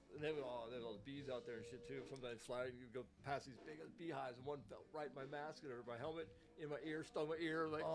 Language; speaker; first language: English; native; English